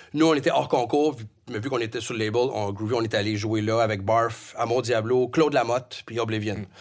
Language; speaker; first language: French; native; French